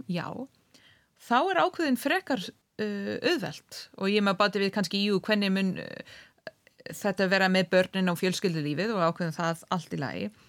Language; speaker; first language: Icelandic; non-native, fluent; English